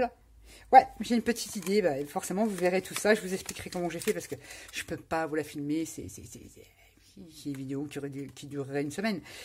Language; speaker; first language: French; native; French